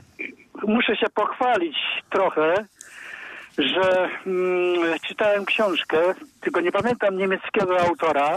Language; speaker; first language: Polish; non-native, fluent; Finnish